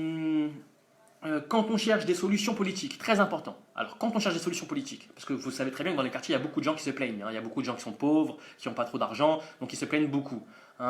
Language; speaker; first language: French; native; French